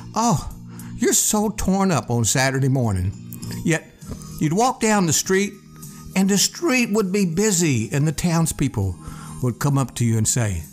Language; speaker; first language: English; native; English